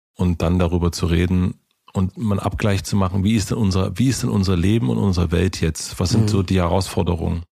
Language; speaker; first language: German; native; German